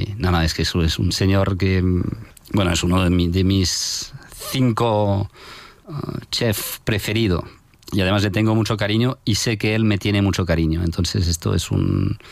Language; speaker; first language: Spanish; non-native, fluent; French